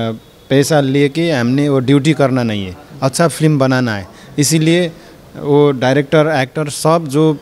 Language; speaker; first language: Hindi; non-native, learner; Nepali